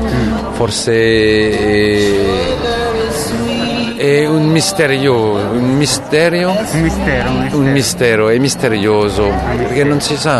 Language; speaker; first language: Italian; non-native, fluent; French